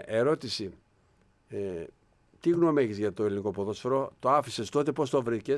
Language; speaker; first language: Greek; native; Greek